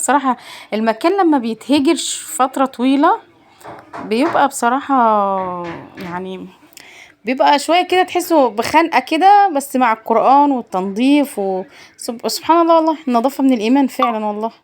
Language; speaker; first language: Arabic; native; Arabic